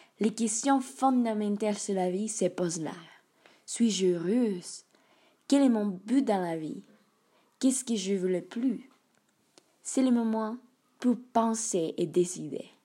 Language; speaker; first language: French; non-native, learner; Spanish